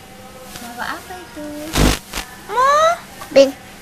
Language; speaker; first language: Indonesian; native; Indonesian